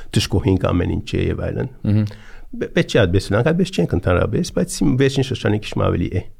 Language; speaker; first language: Armenian; early bilingual, heritage; Armenian